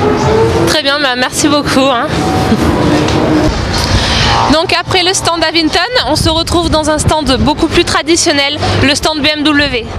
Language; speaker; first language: French; native; French